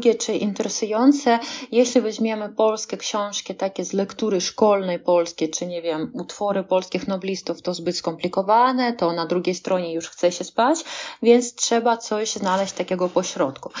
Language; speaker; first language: Polish; non-native, fluent; Russian